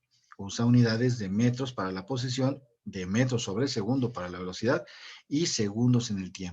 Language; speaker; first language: Spanish; native; Spanish